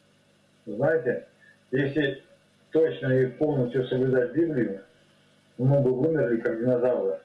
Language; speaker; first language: Russian; native; Russian